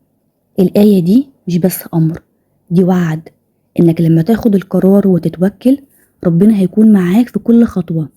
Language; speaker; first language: Arabic; native; Arabic